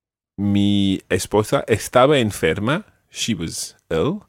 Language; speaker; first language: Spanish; non-native, fluent; English